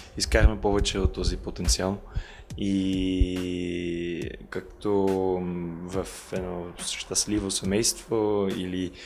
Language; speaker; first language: Bulgarian; non-native, fluent; German